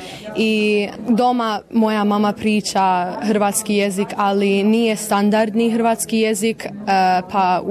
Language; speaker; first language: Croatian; early bilingual, heritage; Croatian